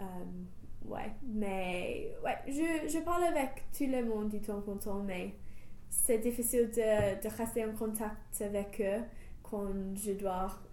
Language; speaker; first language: French; non-native, fluent; English